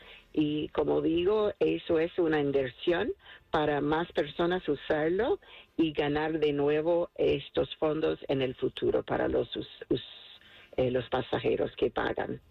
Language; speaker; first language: Spanish; non-native, fluent; English